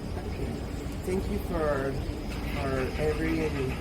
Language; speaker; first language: English; non-native, learner; Spanish